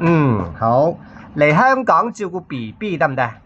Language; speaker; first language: Cantonese; native; Cantonese